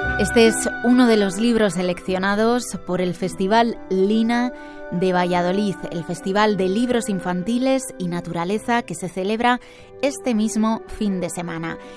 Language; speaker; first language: Spanish; native; Spanish